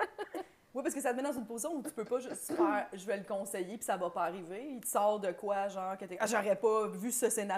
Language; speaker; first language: French; native; French